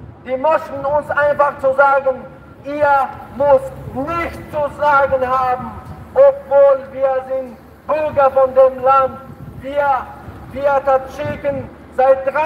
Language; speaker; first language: German; non-native, fluent; Tajik